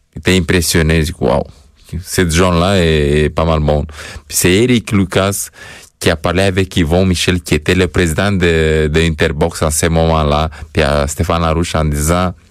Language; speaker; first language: French; non-native, fluent; Romanian